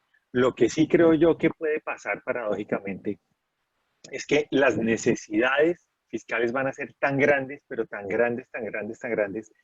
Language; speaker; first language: Spanish; native; Spanish